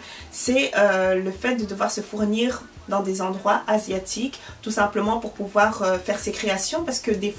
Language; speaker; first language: French; early bilingual, other home language; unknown